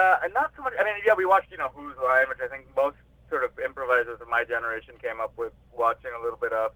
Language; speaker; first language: English; non-native, local second language; Hindi